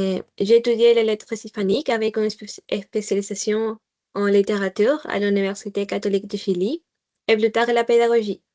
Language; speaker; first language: French; non-native, learner; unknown